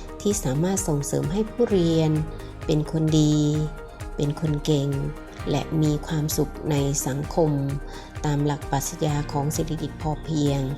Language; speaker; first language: Thai; native; Thai